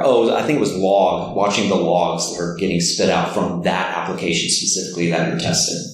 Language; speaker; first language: English; native; English